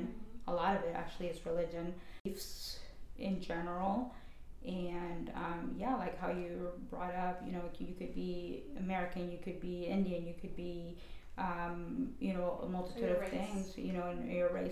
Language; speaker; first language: English; native; English